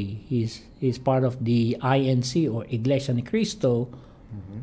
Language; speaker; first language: English; non-native, local second language; Filipino